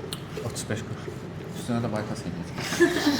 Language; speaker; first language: Azerbaijani; native; Azerbaijani